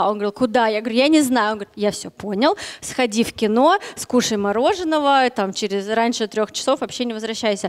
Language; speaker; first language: Russian; native; Russian